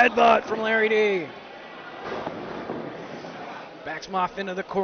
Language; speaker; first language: English; native; English